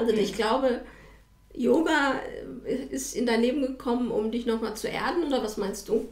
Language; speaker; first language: German; native; German